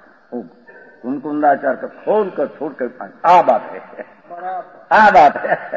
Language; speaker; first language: Hindi; non-native, local second language; Gujarati